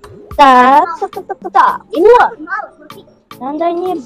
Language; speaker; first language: Russian; non-native, local second language; Kazakh